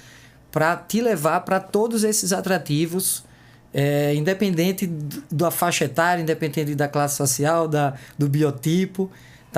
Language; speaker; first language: Portuguese; native; Portuguese